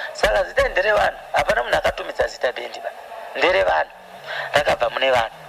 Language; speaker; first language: Shona; early bilingual, other home language; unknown